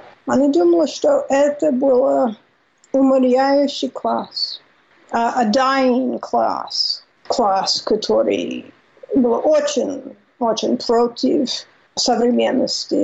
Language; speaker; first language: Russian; non-native, fluent; English